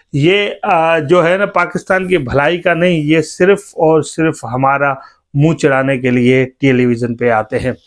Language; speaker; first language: Urdu; native; Urdu